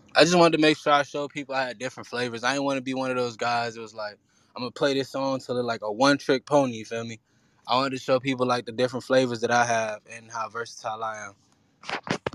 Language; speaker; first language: English; early bilingual, other home language; Haitian Creole